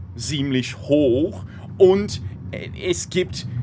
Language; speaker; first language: German; non-native, fluent; English